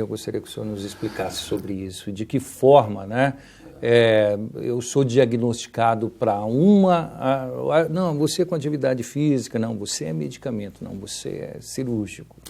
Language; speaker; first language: Portuguese; native; Portuguese